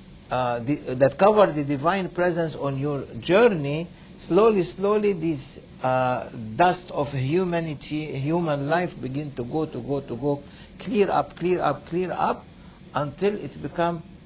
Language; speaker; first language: English; non-native, fluent; Arabic